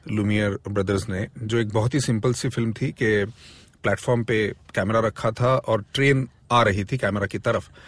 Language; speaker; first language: Hindi; non-native, local second language; Marathi